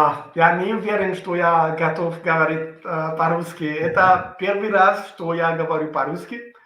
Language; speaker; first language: Russian; non-native, learner; Italian